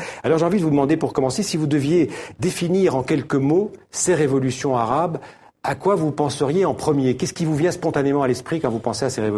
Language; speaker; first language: French; native; French